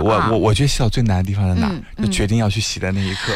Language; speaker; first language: Chinese; native; Chinese